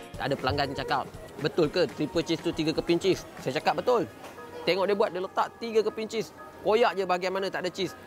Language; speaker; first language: Malay; native; Malay